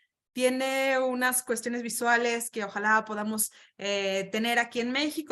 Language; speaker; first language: Spanish; native; Spanish